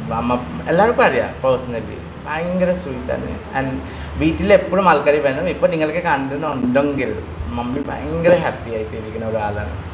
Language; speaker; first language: Malayalam; non-native, local second language; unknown